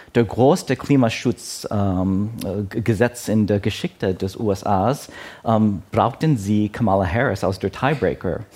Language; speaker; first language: German; non-native, learner; Wu Chinese